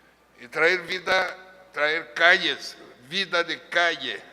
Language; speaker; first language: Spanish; non-native, fluent; Portuguese